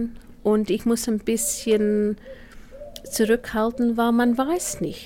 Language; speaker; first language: German; non-native, fluent; English